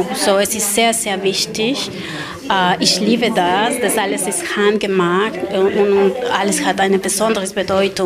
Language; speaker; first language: German; non-native, learner; Spanish